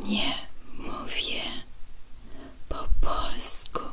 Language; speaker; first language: Polish; non-native, learner; Dutch